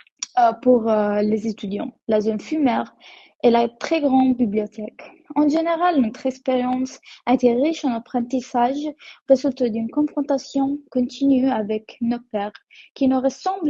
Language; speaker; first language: French; non-native, learner; Italian